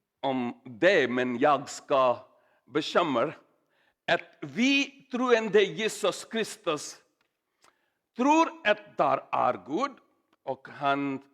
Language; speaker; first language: Swedish; non-native, learner; Urdu